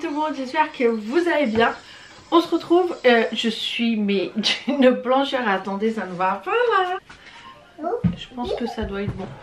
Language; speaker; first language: French; early bilingual, other home language; Portuguese